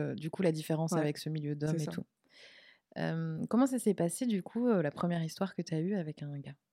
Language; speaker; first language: French; native; French